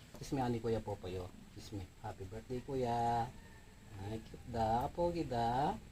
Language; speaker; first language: Filipino; non-native, local second language; Pampanga